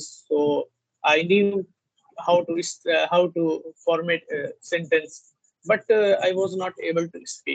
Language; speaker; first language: English; non-native, learner; Hindi